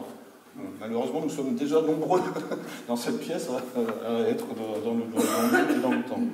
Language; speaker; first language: French; native; French